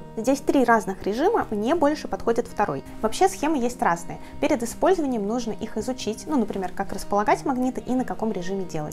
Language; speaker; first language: Russian; native; Russian